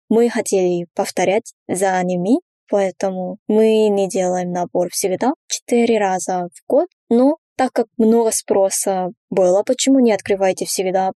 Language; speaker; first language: Russian; non-native, fluent; Korean